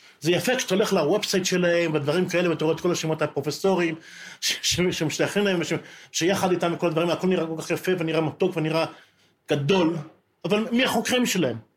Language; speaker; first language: Hebrew; native; Hebrew